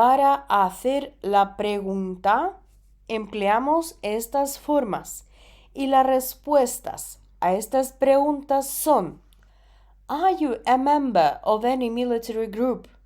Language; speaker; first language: Spanish; non-native, fluent; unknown